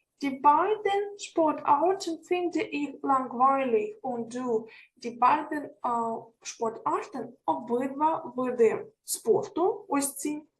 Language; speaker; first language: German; non-native, fluent; Ukrainian